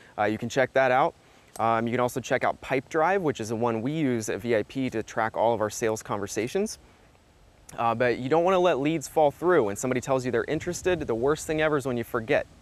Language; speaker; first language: English; native; English